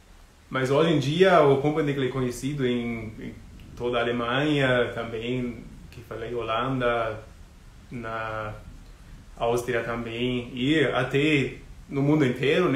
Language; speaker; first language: Portuguese; non-native, fluent; German